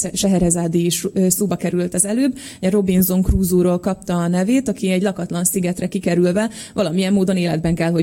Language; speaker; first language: Hungarian; native; Hungarian